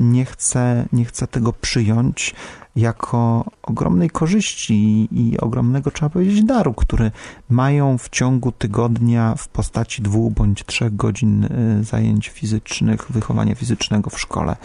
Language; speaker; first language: Polish; native; Polish